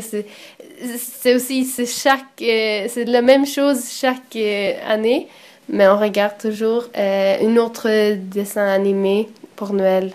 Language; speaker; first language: French; non-native, learner; Swedish